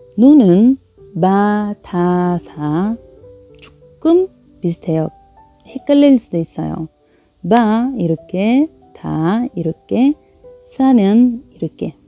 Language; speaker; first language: Korean; non-native, fluent; Arabic